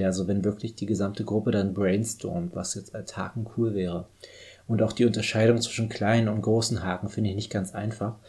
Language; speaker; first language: German; native; German